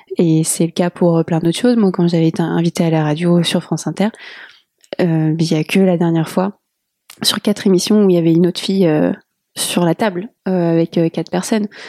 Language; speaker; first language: French; native; French